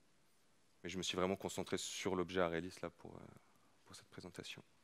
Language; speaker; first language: French; native; French